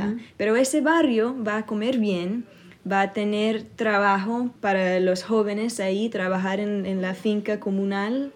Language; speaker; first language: Spanish; early bilingual, other home language; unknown